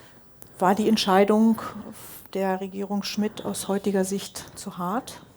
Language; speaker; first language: German; native; German